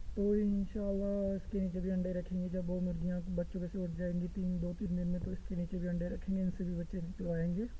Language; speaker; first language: Hindi; non-native, local second language; Punjabi